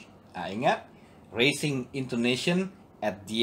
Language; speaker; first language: English; non-native, learner; Indonesian